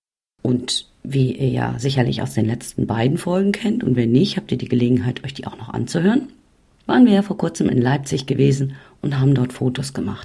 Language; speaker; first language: German; native; German